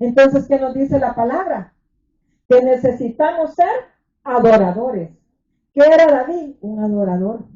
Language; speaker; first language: Spanish; native; Spanish